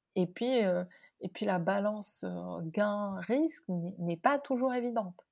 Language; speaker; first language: French; non-native, local second language; Arabic